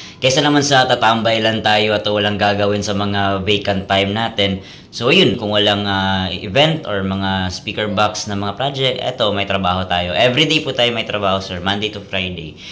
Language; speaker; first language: Filipino; non-native, local second language; Cebuano